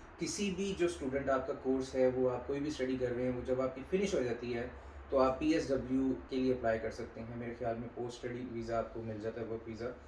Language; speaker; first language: Urdu; native; Urdu